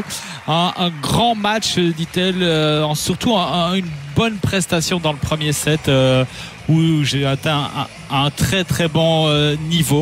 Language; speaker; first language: French; native; French